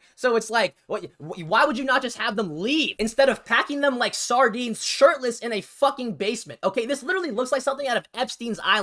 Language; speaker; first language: English; native; English